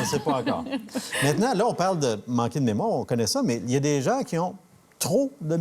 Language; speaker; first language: French; native; French